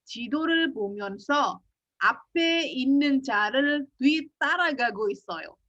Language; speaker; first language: Korean; non-native, fluent; Indonesian